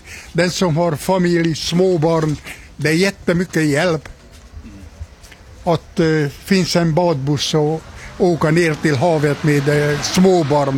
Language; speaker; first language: Swedish; non-native, learner; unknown